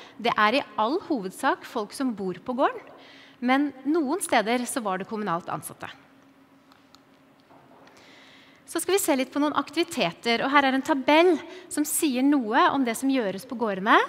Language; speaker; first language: Norwegian; native; Norwegian